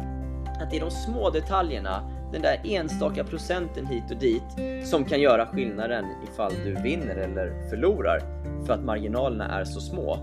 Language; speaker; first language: Swedish; native; Swedish